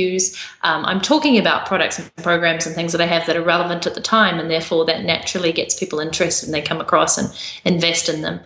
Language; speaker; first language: English; native; English